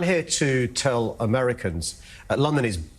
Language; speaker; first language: English; native; English